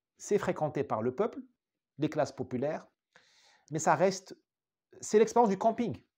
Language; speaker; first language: French; non-native, local second language; Arabic